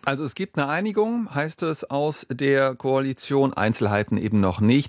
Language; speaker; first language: German; native; German